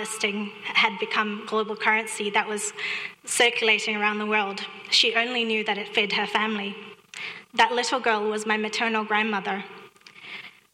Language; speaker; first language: English; non-native, fluent; Divehi